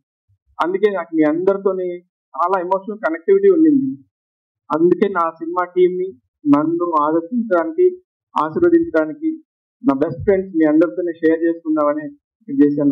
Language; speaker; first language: Telugu; native; Telugu